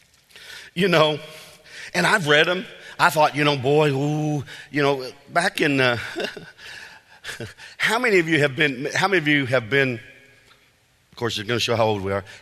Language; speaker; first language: English; native; English